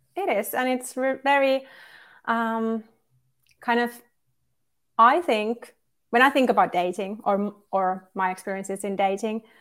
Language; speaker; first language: English; non-native, fluent; Finnish